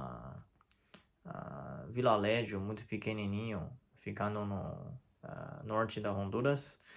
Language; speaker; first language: Portuguese; non-native, fluent; Chinese